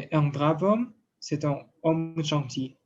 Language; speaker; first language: French; non-native, learner; Russian